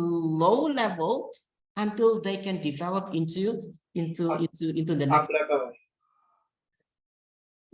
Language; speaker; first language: English; non-native, fluent; Indonesian